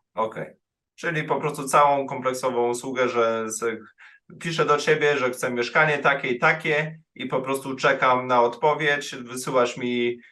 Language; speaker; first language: Polish; native; Polish